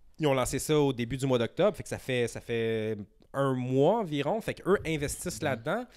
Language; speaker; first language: French; native; French